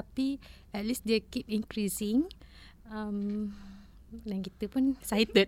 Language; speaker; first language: English; non-native, local second language; Malay